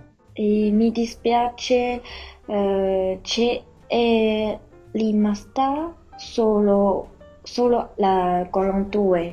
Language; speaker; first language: Italian; non-native, learner; Chinese